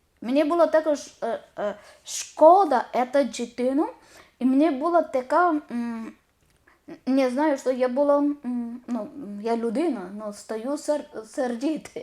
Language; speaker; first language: Ukrainian; non-native, learner; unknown